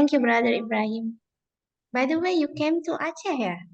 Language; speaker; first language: English; non-native, fluent; Indonesian